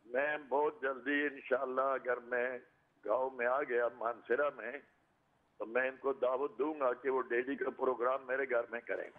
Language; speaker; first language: Urdu; native; Urdu